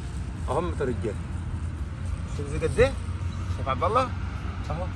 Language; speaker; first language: Arabic; native; Arabic